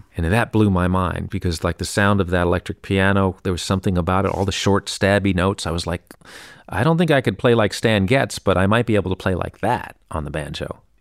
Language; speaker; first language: English; native; English